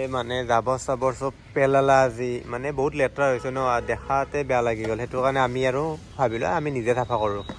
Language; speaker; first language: Assamese; native; Assamese